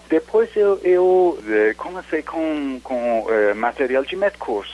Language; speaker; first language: Portuguese; non-native, learner; Persian